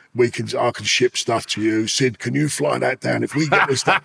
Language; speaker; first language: English; native; English